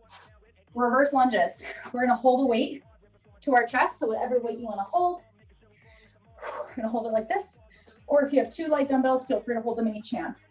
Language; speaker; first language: English; native; English